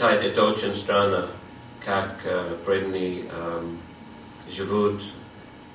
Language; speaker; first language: Russian; non-native, fluent; English